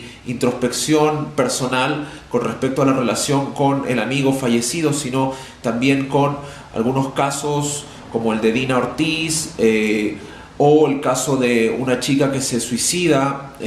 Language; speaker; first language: Spanish; native; Spanish